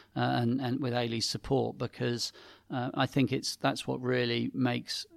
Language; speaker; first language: English; native; English